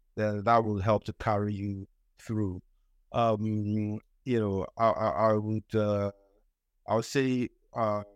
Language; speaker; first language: English; non-native, local second language; Yoruba